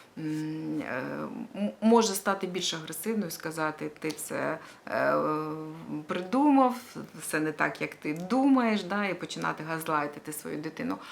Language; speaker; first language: Ukrainian; non-native, local second language; Russian